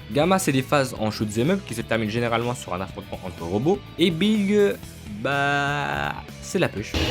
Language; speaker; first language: French; native; French